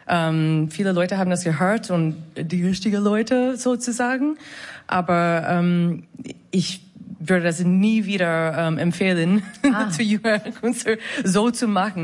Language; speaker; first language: German; non-native, fluent; English